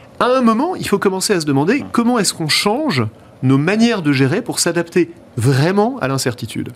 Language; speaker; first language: French; native; French